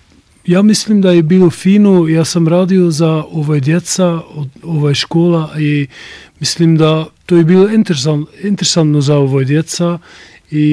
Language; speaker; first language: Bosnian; non-native, learner; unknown